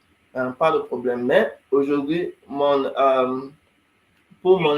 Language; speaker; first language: French; non-native, fluent; English